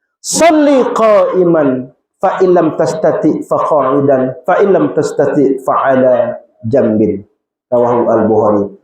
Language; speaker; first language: Malay; non-native, local second language; Minangkabau